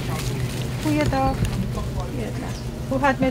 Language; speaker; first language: Dutch; non-native, local second language; Caribbean Hindustani